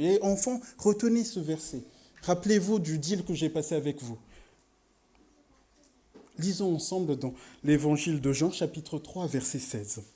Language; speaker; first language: French; native; French